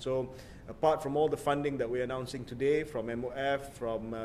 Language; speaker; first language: English; non-native, local second language; Malay